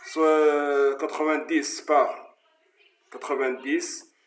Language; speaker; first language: French; non-native, local second language; Arabic